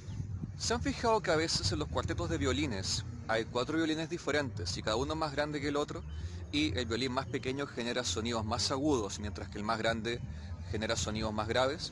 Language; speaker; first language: Spanish; native; Spanish